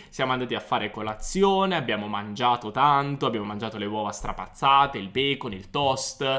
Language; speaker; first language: Italian; native; Italian